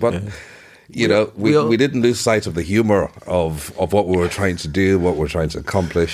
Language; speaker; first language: English; non-native, local second language; Igbo